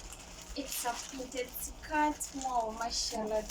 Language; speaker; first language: English; non-native, learner; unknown